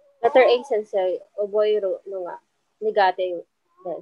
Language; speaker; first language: Japanese; non-native, learner; Filipino